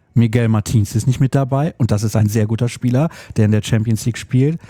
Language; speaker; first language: German; native; German